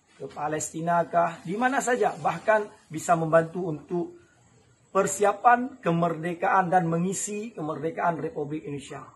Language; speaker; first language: Malay; non-native, local second language; Achinese